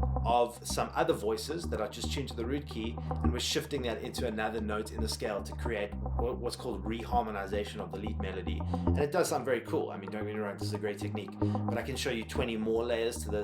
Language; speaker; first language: English; native; English